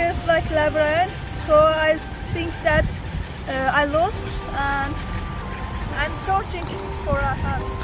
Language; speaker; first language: English; non-native, learner; Azerbaijani